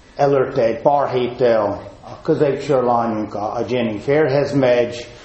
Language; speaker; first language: Hungarian; non-native, fluent; English